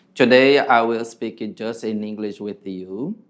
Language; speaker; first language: English; non-native, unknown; Portuguese